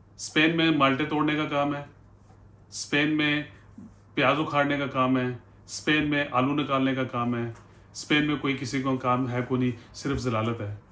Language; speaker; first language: Urdu; non-native, local second language; Punjabi